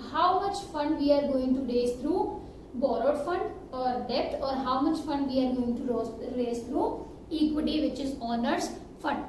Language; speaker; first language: English; non-native, local second language; Hindi